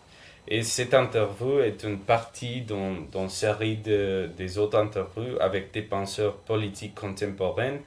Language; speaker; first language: French; non-native, fluent; Spanish